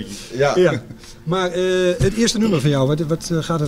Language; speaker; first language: Dutch; native; Dutch